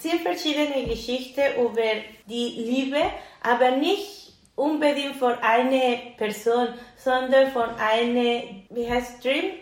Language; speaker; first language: German; non-native, learner; Spanish